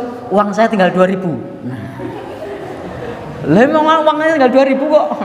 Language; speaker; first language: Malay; non-native, local second language; Javanese